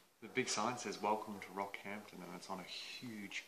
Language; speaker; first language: English; native; English